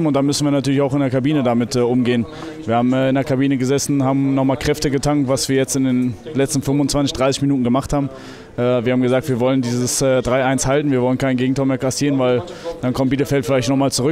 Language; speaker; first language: German; native; German